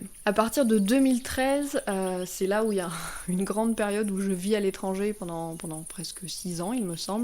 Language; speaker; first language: French; native; French